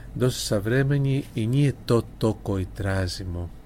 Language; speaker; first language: Serbian; non-native, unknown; Greek